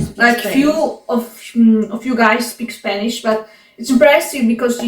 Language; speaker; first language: English; non-native, fluent; Arabic